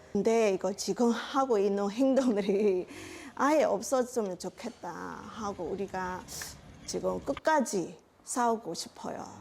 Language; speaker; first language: Korean; non-native, learner; Burmese